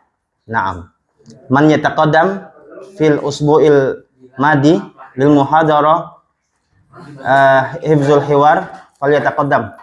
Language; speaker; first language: Arabic; non-native, fluent; Indonesian